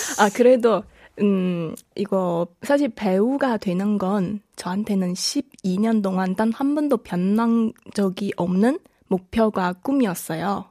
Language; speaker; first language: Korean; non-native, fluent; Chinese